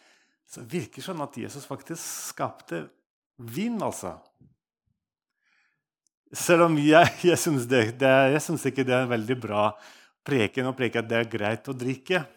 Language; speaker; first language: Norwegian; non-native, fluent; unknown